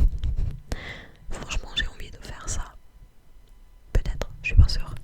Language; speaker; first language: French; non-native, fluent; English